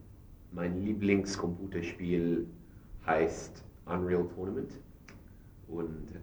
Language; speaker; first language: German; non-native, learner; English